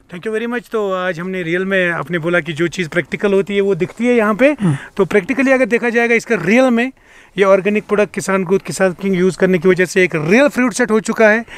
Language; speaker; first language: Hindi; non-native, local second language; Kashmiri